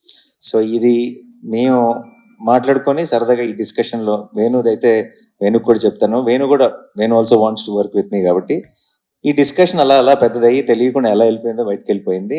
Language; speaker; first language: Telugu; native; Telugu